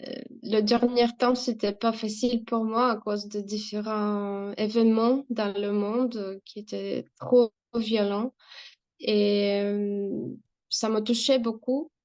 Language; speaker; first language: French; non-native, fluent; Russian